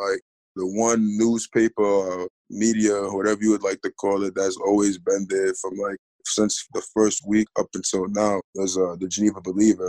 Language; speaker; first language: English; native; English